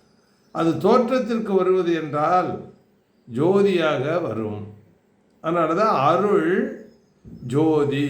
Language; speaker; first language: Tamil; native; Tamil